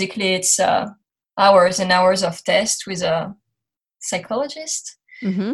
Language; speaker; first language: English; non-native, fluent; French